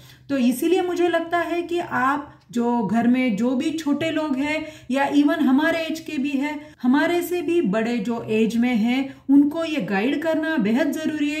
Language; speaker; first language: Hindi; non-native, local second language; Marathi